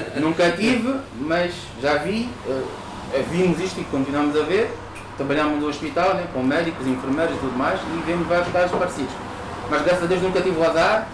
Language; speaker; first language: Portuguese; native; Portuguese